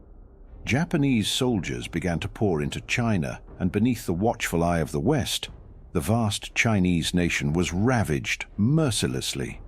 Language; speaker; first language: English; native; English